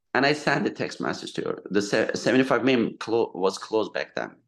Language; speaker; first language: English; non-native, fluent; Turkish